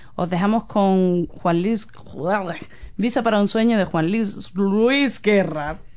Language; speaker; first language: Spanish; native; Spanish